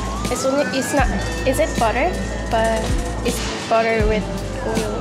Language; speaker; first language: English; non-native, learner; Korean